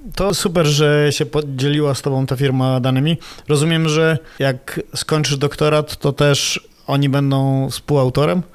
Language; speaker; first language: Polish; native; Polish